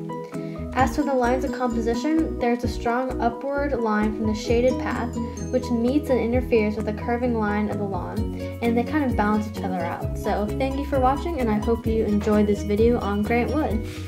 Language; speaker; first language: English; native; English